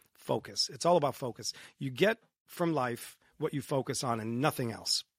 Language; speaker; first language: English; early bilingual, other home language; Romanian